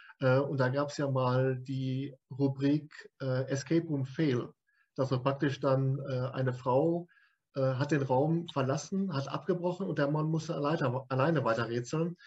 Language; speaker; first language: German; native; German